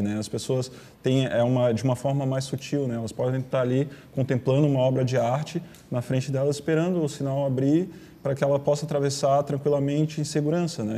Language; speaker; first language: Portuguese; native; Portuguese